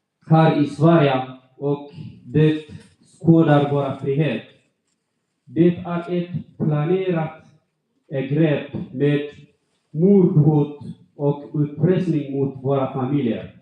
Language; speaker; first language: Swedish; non-native, fluent; Tigrinya